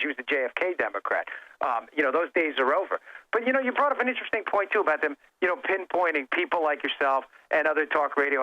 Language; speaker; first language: English; native; English